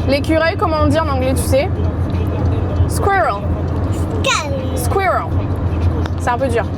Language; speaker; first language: French; native; French